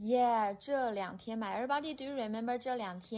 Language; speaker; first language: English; non-native, fluent; Chinese